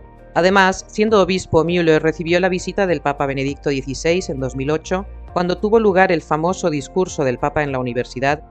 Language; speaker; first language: Spanish; native; Spanish